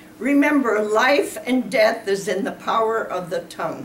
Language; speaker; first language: English; early bilingual, other home language; Ukrainian